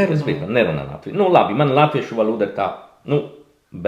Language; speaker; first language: Latvian; non-native, learner; Italian